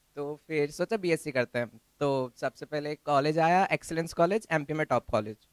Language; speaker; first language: Hindi; native; Hindi